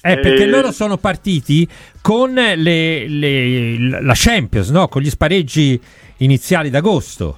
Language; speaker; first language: Italian; native; Italian